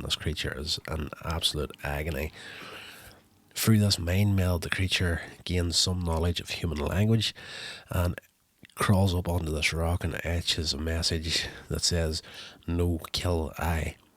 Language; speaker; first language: English; native; English